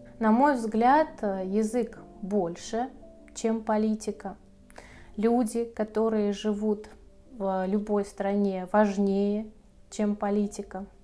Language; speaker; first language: Russian; native; Russian